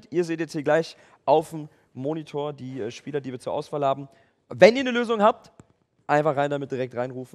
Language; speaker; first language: German; native; German